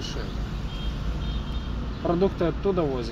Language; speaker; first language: Russian; native; Russian